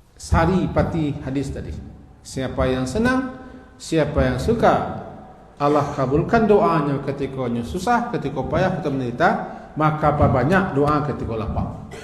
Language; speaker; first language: Malay; non-native, local second language; Minangkabau